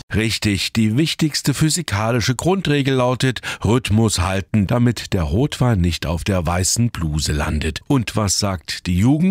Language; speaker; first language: German; native; German